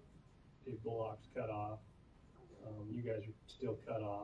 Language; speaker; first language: English; native; English